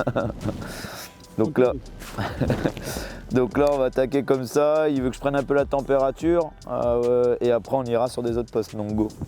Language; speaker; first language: French; native; French